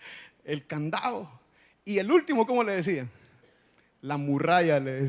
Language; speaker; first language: Spanish; native; Spanish